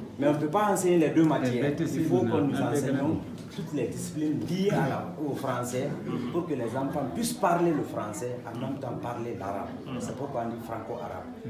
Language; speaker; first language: French; non-native, local second language; Fula